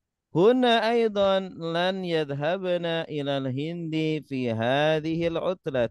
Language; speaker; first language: Arabic; non-native, fluent; Indonesian